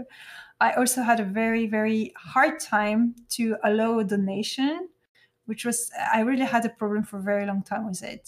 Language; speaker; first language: English; non-native, fluent; French